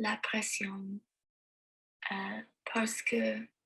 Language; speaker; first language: French; non-native, learner; English